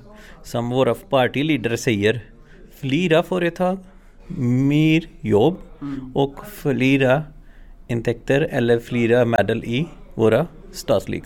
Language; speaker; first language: Swedish; non-native, fluent; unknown